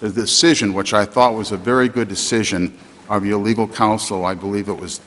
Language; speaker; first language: English; native; English